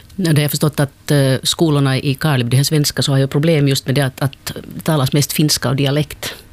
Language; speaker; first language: Swedish; native; Swedish